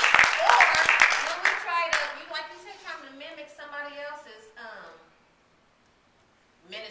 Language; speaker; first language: English; native; English